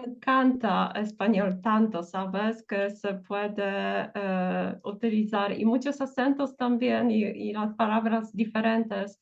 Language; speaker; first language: Spanish; non-native, fluent; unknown